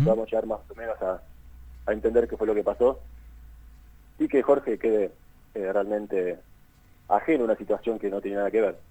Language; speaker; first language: Spanish; native; Spanish